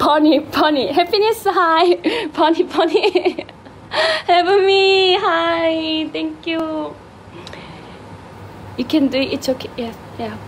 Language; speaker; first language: English; non-native, learner; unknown